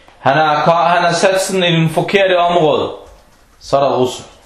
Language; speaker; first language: Danish; non-native, fluent; Arabic